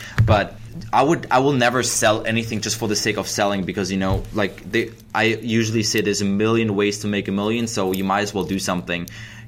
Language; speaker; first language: English; non-native, fluent; German